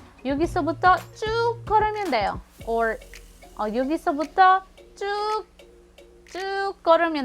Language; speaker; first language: Korean; non-native, fluent; Filipino